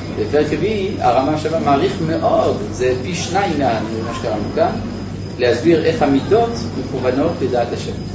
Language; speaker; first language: Hebrew; native; Hebrew